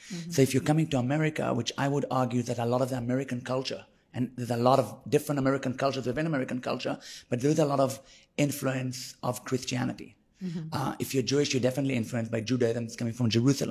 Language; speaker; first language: English; non-native, fluent; Hebrew